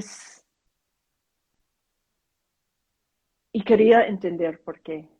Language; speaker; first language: Spanish; non-native, fluent; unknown